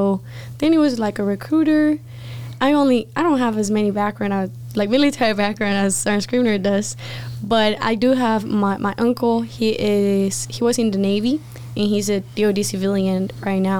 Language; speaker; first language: English; non-native, fluent; Spanish